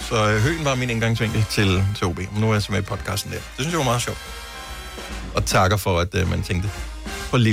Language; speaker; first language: Danish; native; Danish